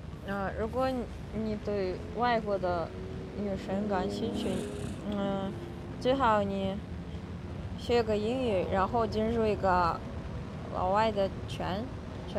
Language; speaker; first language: Chinese; non-native, fluent; Russian